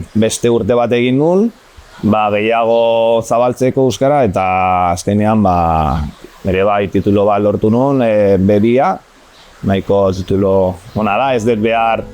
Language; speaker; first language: Basque; non-native, local second language; Spanish